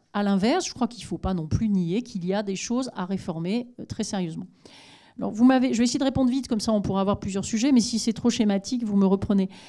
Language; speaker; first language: French; native; French